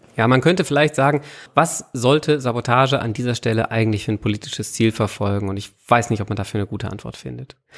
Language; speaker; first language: German; native; German